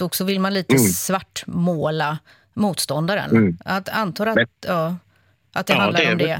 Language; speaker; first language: Swedish; native; Swedish